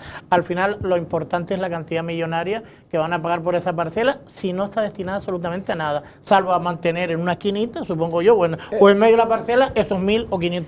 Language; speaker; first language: Spanish; native; Spanish